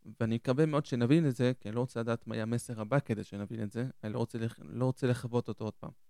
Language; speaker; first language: Hebrew; early bilingual, other home language; Spanish